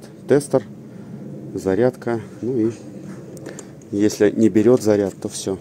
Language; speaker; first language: Russian; native; Russian